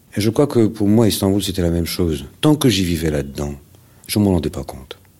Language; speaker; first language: French; non-native, fluent; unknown